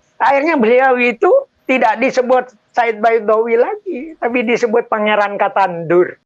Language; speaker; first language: Indonesian; non-native, local second language; Madurese